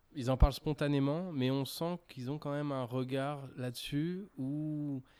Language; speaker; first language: French; native; French